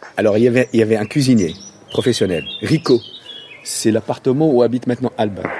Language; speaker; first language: French; non-native, local second language; Arabic